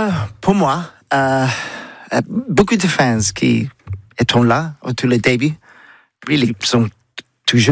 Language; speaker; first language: French; non-native, learner; English